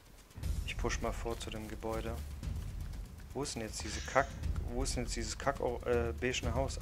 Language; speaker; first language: German; native; German